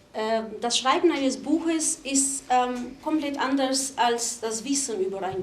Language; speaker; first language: German; non-native, fluent; Albanian